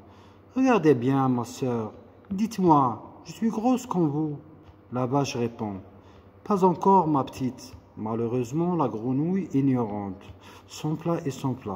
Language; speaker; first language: French; non-native, local second language; Arabic